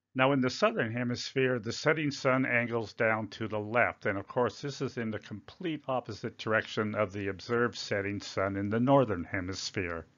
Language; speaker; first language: English; native; English